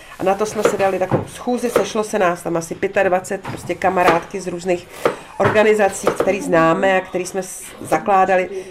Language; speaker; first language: Czech; native; Czech